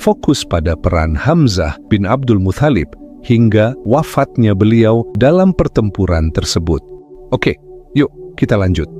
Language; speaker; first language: Indonesian; native; Indonesian